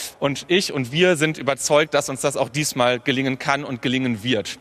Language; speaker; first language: German; native; German